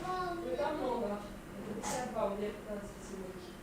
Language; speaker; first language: Russian; native; Russian